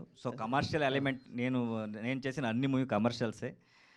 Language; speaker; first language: Telugu; non-native, learner; Kannada